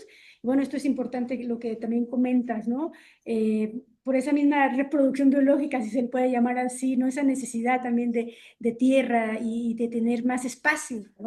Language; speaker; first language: Spanish; native; Spanish